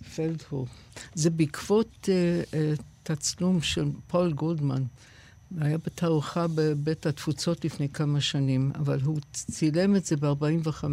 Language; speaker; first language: Hebrew; non-native, fluent; English